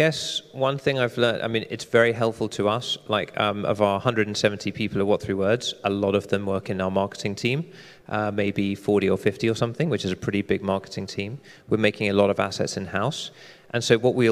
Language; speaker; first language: English; native; English